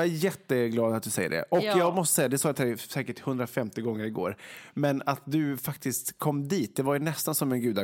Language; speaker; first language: Swedish; native; Swedish